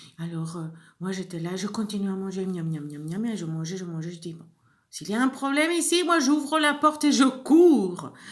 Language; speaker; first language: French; non-native, fluent; Spanish